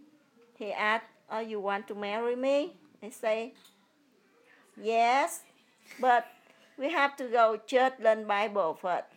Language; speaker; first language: English; early bilingual, other home language; Vietnamese